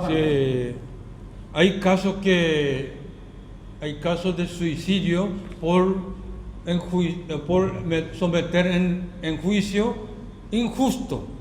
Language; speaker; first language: Spanish; non-native, fluent; Korean